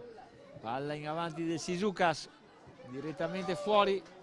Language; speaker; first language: Italian; native; Italian